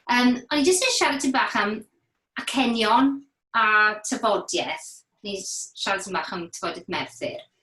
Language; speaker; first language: Welsh; native; Welsh